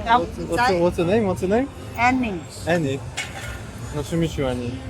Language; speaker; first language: English; non-native, learner; Polish